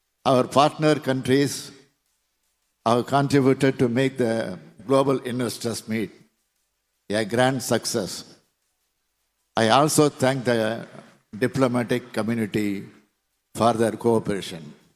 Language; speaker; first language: English; non-native, local second language; Tamil